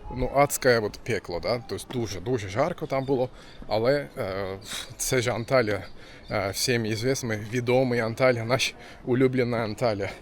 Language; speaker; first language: Ukrainian; non-native, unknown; Turkish